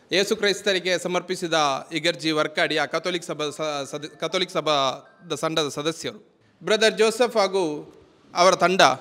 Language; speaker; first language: Kannada; non-native, local second language; Konkani